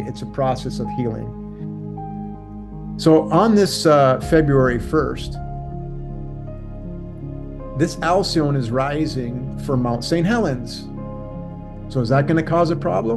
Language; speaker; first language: English; native; English